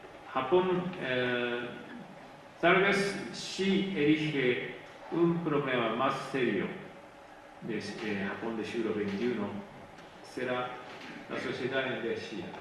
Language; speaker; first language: Spanish; non-native, fluent; Japanese